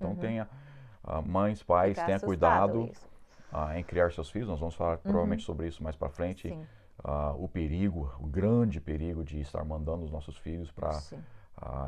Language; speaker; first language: Portuguese; non-native, fluent; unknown